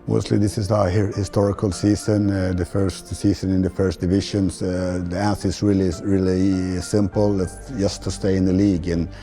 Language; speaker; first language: English; non-native, fluent; Swedish